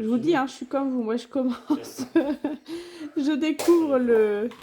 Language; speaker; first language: French; native; French